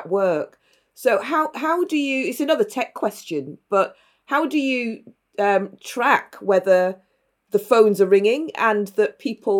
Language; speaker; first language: English; native; English